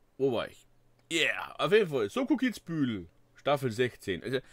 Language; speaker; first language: German; native; German